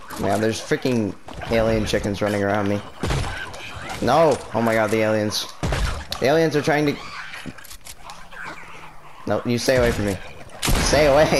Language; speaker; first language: English; native; English